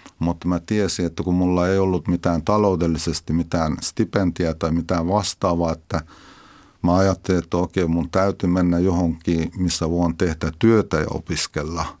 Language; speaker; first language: Finnish; non-native, fluent; Persian